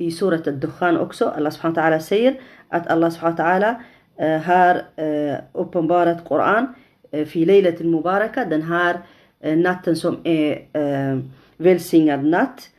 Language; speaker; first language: Swedish; non-native, fluent; Arabic